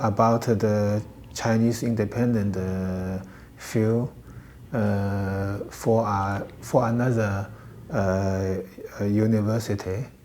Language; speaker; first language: English; non-native, learner; Chinese